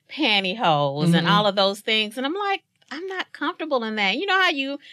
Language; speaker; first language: English; native; English